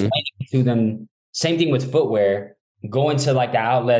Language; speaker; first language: English; native; English